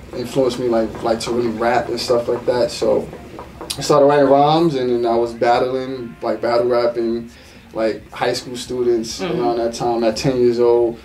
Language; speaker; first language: English; native; English